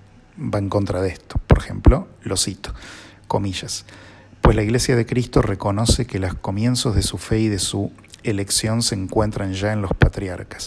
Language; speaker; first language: Spanish; native; Spanish